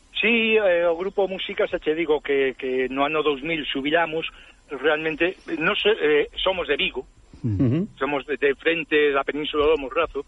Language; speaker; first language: Galician; native; Galician